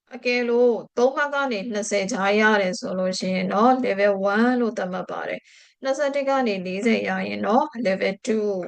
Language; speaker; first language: Burmese; native; Burmese